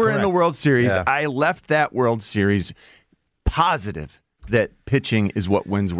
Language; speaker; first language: English; native; English